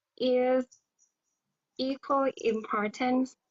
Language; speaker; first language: English; non-native, learner; Thai